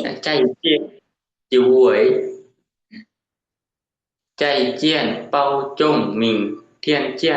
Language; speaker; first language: Chinese; non-native, learner; Lao